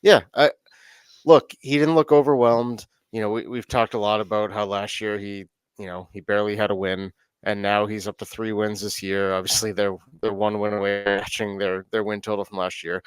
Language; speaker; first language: English; native; English